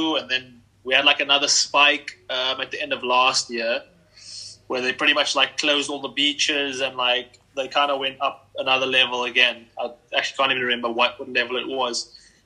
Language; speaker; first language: English; native; English